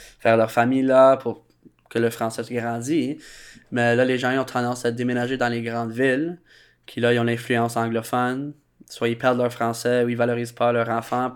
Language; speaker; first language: French; native; French